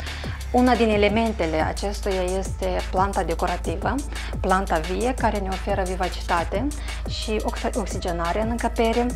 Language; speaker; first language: Romanian; native; Romanian